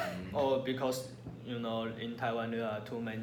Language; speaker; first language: English; non-native, learner; Chinese